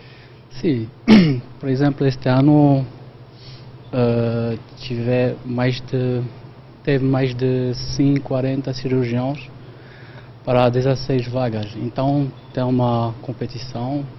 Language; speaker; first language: Portuguese; non-native, fluent; Arabic